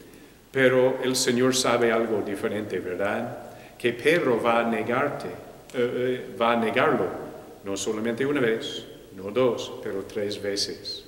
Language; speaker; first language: Spanish; non-native, fluent; English